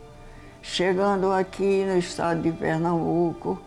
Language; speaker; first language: Portuguese; early bilingual, heritage; Portuguese